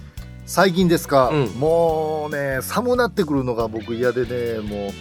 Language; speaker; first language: Japanese; native; Japanese